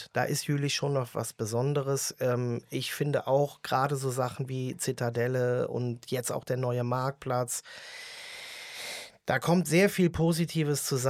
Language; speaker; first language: German; native; German